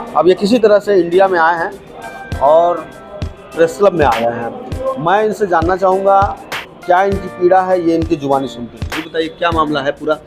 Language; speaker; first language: Hindi; native; Hindi